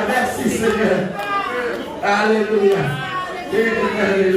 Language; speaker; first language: French; non-native, local second language; Haitian Creole